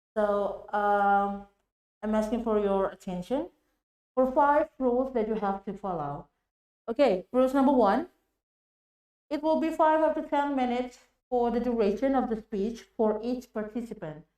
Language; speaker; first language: English; non-native, fluent; Indonesian